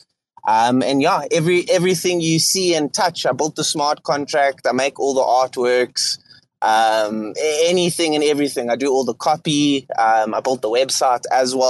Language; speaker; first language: English; native; English